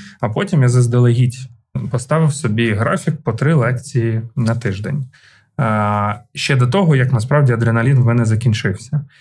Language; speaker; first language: Ukrainian; non-native, local second language; Russian